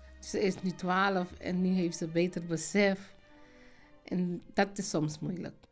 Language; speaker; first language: Dutch; non-native, fluent; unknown